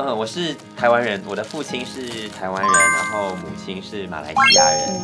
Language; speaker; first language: Chinese; early bilingual, heritage; Chinese